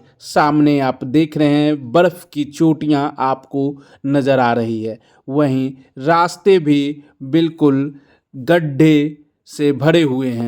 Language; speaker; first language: Hindi; native; Hindi